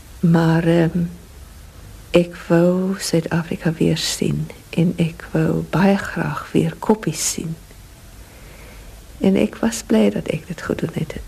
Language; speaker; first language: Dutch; non-native, learner; English